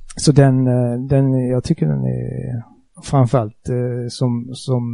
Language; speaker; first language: Swedish; native; Swedish